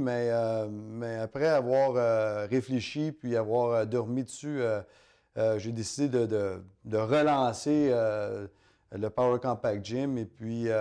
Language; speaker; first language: French; native; French